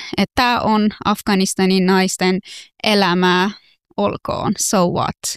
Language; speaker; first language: Finnish; non-native, fluent; Persian